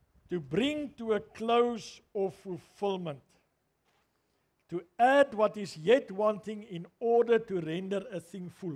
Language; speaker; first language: English; non-native, local second language; Afrikaans